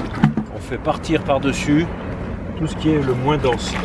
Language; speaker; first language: French; native; French